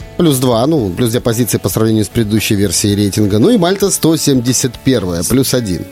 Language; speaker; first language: Russian; native; Russian